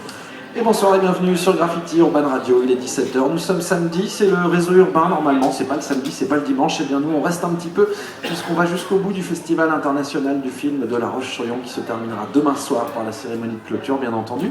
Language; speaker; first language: French; native; French